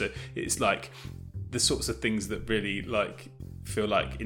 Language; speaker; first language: English; native; English